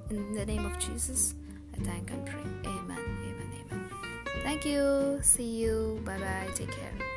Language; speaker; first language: English; non-native, local second language; Tamil